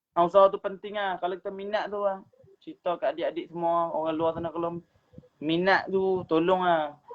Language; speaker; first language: Malay; native; Malay